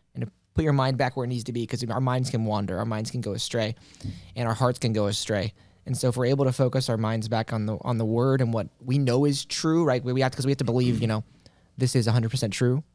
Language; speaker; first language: English; native; English